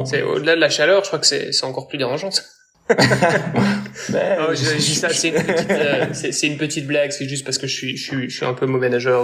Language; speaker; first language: French; native; French